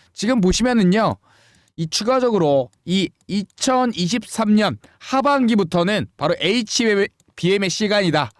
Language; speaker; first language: Korean; native; Korean